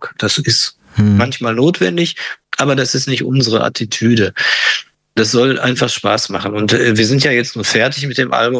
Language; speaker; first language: German; native; German